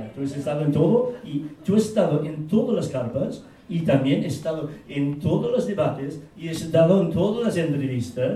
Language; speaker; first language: Spanish; non-native, fluent; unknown